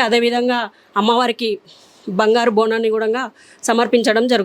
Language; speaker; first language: Telugu; native; Telugu